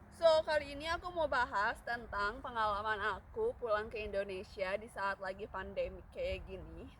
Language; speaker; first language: Indonesian; native; Indonesian